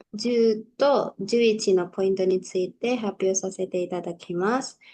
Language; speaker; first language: Japanese; non-native, learner; Indonesian